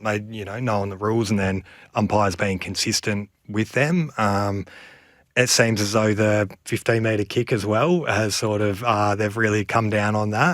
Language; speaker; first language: English; native; English